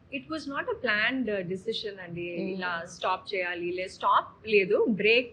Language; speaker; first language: Telugu; non-native, local second language; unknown